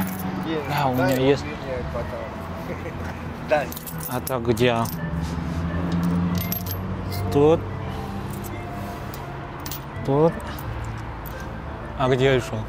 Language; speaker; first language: Russian; non-native, learner; Vietnamese